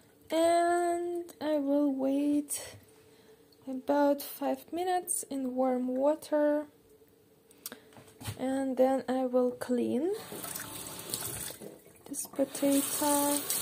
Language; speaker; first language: English; non-native, learner; Russian